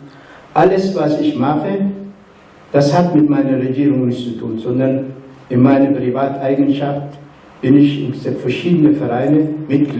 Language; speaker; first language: German; non-native, fluent; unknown